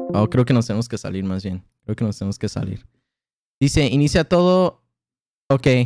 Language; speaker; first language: Spanish; native; Spanish